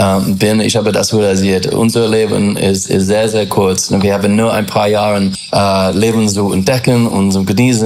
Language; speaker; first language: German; non-native, learner; English